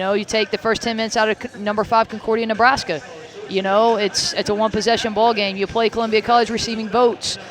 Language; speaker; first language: English; native; English